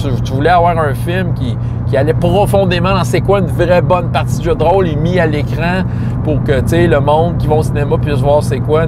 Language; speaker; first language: French; native; French